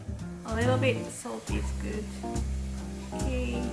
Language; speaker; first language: English; non-native, learner; Japanese